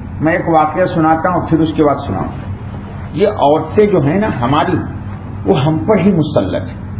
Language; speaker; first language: Urdu; native; Urdu